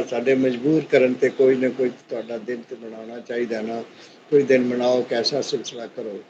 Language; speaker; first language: Hindi; non-native, local second language; Punjabi